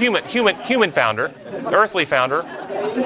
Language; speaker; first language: English; native; English